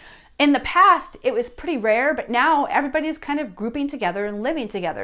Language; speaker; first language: English; native; English